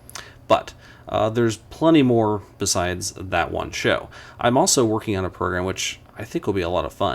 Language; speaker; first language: English; native; English